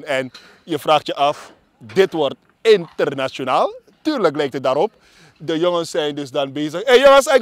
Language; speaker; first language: Dutch; native; Dutch